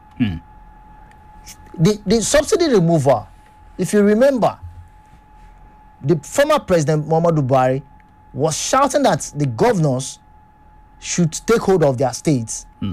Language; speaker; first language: English; non-native, local second language; Yoruba